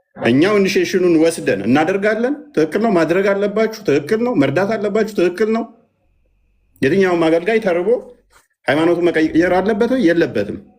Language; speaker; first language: Amharic; native; Amharic